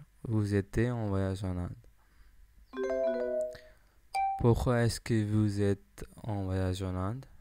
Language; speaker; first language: French; non-native, learner; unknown